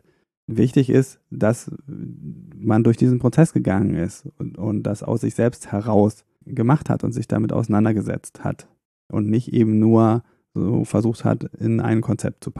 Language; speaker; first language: German; native; German